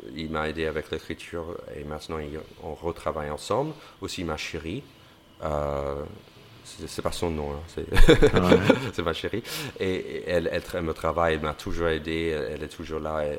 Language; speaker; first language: French; non-native, fluent; English